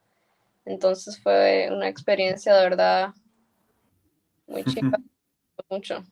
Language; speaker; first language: Spanish; early bilingual, heritage; Spanish